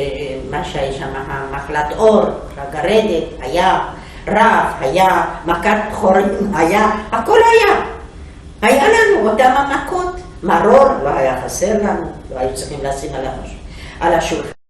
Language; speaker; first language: Hebrew; non-native, fluent; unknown